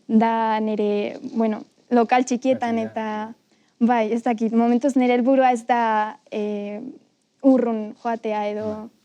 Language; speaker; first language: Basque; non-native, local second language; Spanish